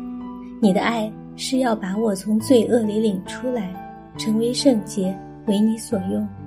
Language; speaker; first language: Chinese; native; Chinese